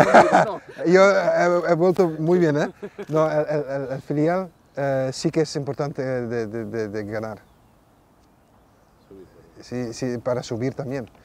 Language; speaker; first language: Spanish; non-native, fluent; Dutch